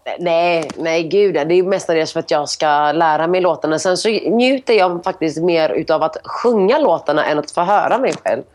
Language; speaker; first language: Swedish; early bilingual, other home language; Greek